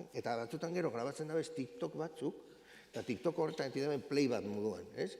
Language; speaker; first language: Basque; native; Basque